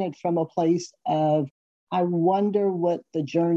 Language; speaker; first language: English; native; English